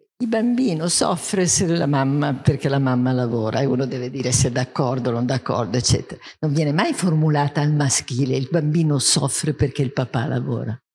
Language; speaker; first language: Italian; native; Italian